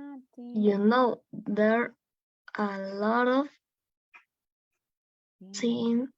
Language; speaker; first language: English; non-native, learner; Spanish